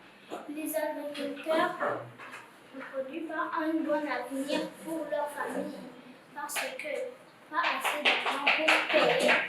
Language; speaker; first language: French; non-native, learner; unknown